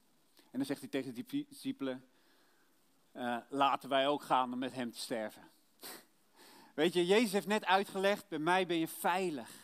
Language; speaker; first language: Dutch; native; Dutch